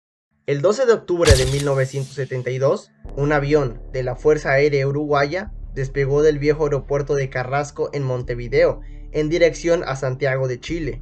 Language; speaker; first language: Spanish; native; Spanish